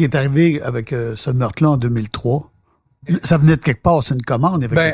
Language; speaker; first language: French; native; French